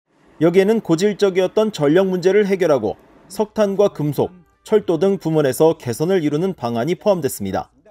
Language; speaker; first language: Korean; native; Korean